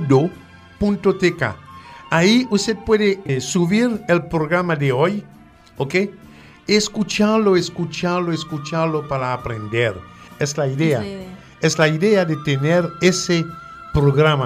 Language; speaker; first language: Spanish; non-native, fluent; French